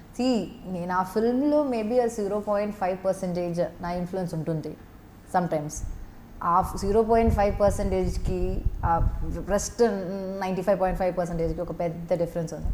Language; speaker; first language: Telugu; non-native, fluent; Malayalam